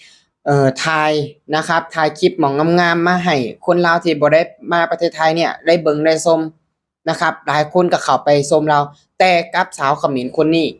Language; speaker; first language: Thai; non-native, local second language; Lao